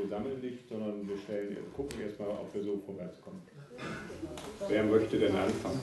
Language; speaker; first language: German; native; German